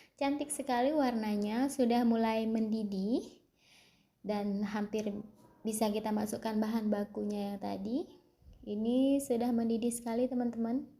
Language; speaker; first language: Indonesian; non-native, local second language; Achinese